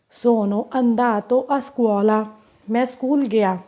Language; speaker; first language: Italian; non-native, fluent; Punjabi